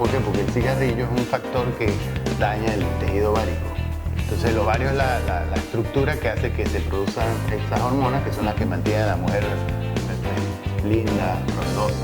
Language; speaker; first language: Spanish; native; Spanish